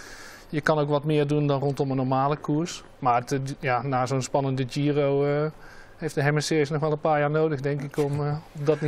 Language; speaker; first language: Dutch; native; Dutch